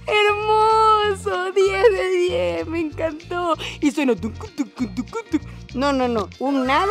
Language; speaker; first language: Spanish; native; Spanish